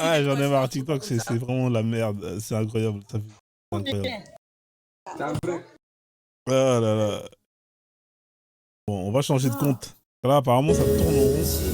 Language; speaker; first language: French; native; French